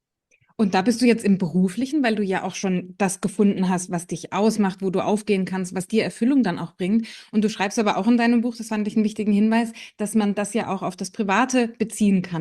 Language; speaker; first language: German; native; German